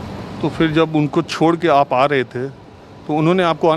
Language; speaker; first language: Hindi; native; Hindi